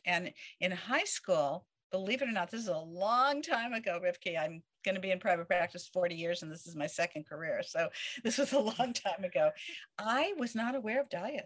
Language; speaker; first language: English; native; English